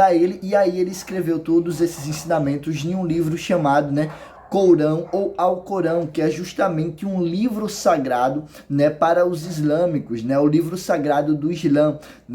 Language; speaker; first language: Portuguese; native; Portuguese